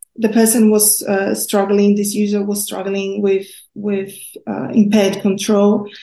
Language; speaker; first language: English; non-native, fluent; Portuguese